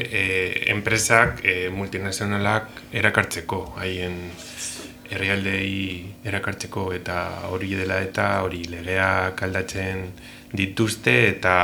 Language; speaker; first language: Basque; non-native, learner; Spanish